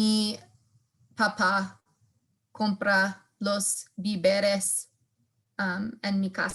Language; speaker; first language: Spanish; non-native, learner; English